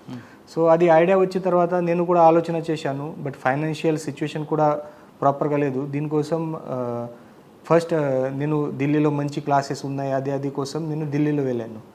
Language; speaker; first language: Telugu; non-native, fluent; Marathi